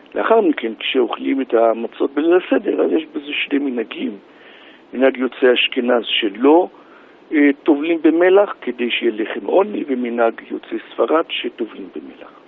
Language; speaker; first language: Hebrew; native; Hebrew